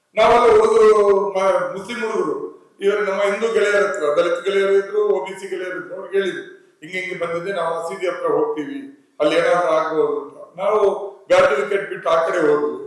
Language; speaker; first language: Kannada; non-native, local second language; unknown